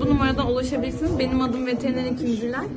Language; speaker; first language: Turkish; native; Turkish